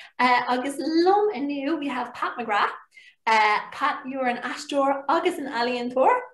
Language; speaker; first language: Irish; non-native, local second language; English